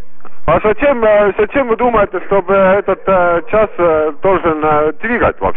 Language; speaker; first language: Russian; non-native, local second language; Estonian